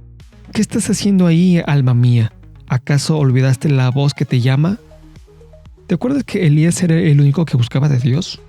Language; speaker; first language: Spanish; native; Spanish